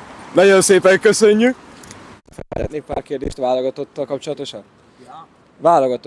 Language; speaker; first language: Hungarian; native; Hungarian